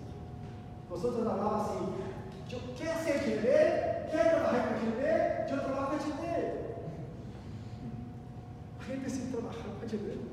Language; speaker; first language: Spanish; non-native, learner; Portuguese